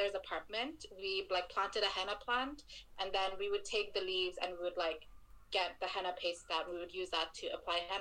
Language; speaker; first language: English; non-native, local second language; Bangla